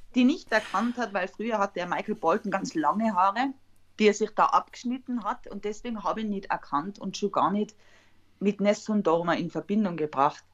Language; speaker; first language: German; native; German